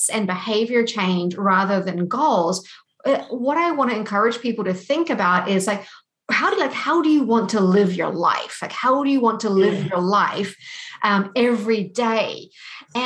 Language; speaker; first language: English; native; English